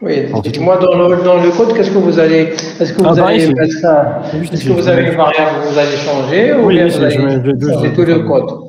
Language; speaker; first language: French; non-native, local second language; Arabic